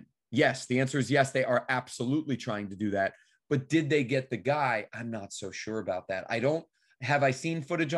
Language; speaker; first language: English; native; English